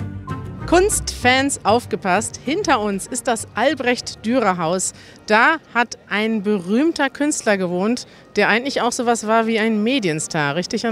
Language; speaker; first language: German; native; German